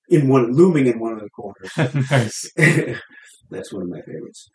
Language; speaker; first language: English; native; English